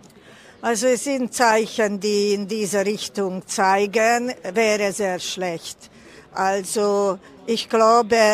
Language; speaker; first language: German; non-native, fluent; Hungarian